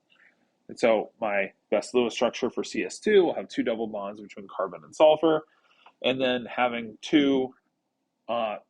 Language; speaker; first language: English; native; English